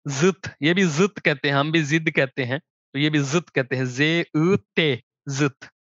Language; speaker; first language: Urdu; non-native, local second language; Punjabi